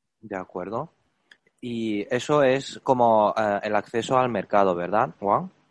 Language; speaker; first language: Spanish; non-native, fluent; Chinese